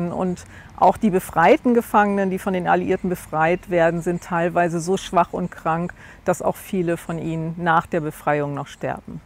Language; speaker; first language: German; native; German